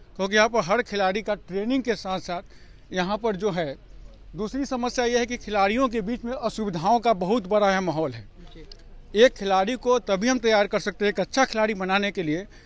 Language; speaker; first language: Hindi; native; Hindi